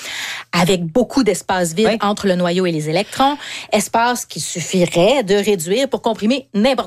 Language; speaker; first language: French; native; French